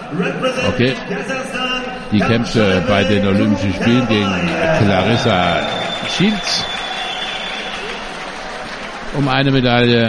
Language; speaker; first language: German; native; German